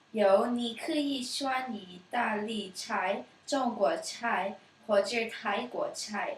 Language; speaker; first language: Chinese; non-native, learner; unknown